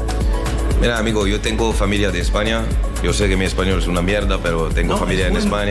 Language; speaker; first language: Spanish; non-native, learner; French